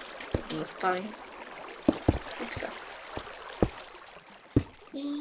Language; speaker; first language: Bulgarian; native; Bulgarian